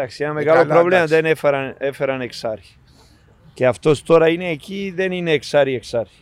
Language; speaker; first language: Greek; non-native, learner; Serbian